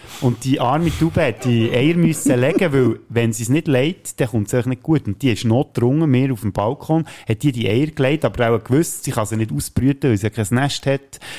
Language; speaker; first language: German; native; German